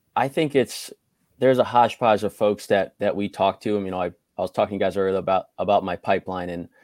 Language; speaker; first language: English; native; English